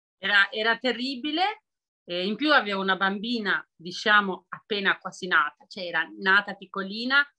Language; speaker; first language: Italian; non-native, fluent; Albanian